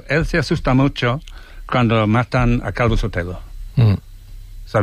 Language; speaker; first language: Spanish; non-native, fluent; English